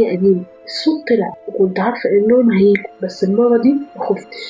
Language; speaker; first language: Arabic; native; Arabic